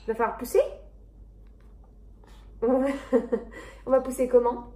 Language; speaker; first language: French; native; French